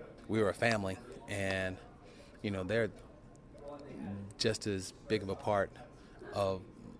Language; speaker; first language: English; native; English